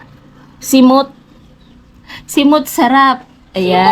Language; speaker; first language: Filipino; native; Filipino